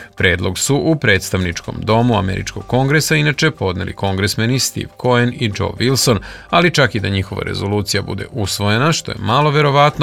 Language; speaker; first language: Serbian; native; Serbian